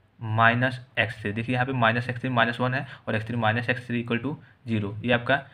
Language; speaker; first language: Hindi; native; Hindi